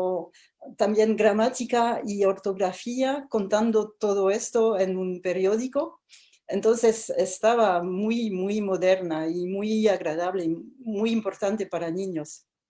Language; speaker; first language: Spanish; non-native, fluent; French